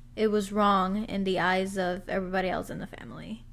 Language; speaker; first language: English; early bilingual, other home language; Spanish